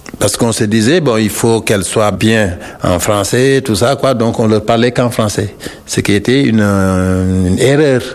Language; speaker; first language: French; non-native, local second language; Wolof